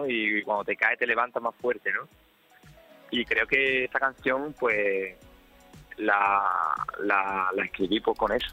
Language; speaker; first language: Spanish; native; Spanish